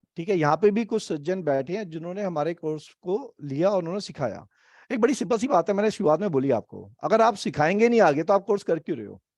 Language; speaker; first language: Hindi; native; Hindi